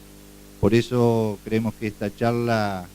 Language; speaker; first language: Spanish; native; Spanish